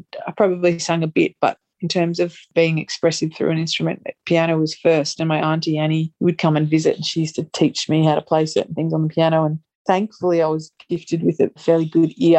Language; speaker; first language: English; native; English